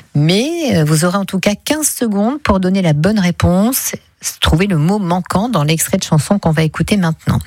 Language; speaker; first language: French; native; French